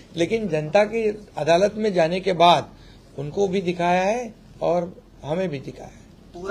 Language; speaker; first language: Hindi; non-native, local second language; Marathi